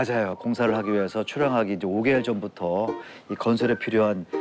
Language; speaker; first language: Korean; native; Korean